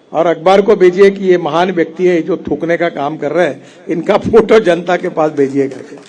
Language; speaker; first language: Hindi; non-native, local second language; Marathi